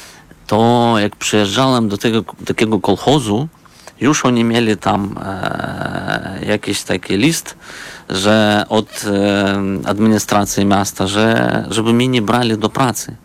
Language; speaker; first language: Polish; non-native, fluent; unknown